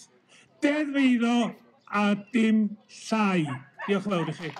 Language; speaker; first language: Welsh; native; Welsh